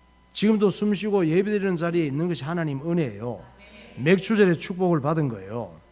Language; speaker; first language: Korean; native; Korean